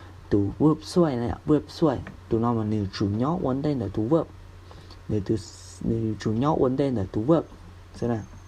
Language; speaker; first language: Chinese; non-native, fluent; Hmong